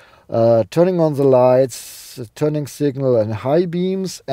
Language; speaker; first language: English; non-native, fluent; German